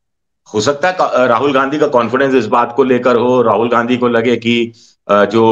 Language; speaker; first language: Hindi; native; Hindi